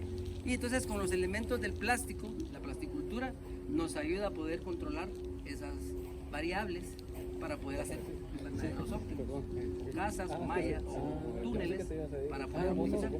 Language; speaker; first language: Spanish; native; Spanish